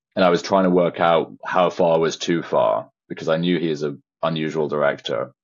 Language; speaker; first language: English; native; English